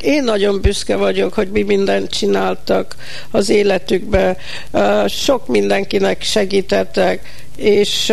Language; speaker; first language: Hungarian; early bilingual, heritage; Hungarian